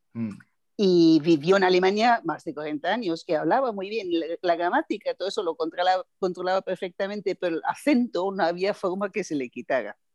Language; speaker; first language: Spanish; non-native, fluent; German